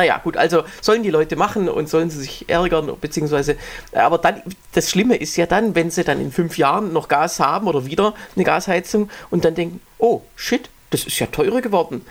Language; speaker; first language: German; native; German